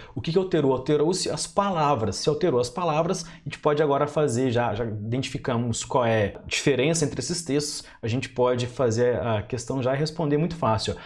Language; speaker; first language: Portuguese; native; Portuguese